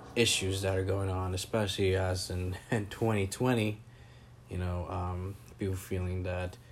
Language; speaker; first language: English; native; English